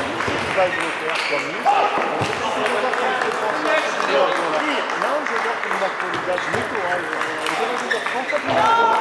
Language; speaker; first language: Portuguese; non-native, fluent; French